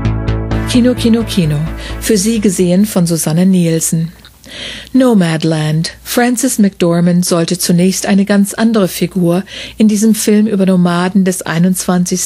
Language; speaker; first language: German; native; German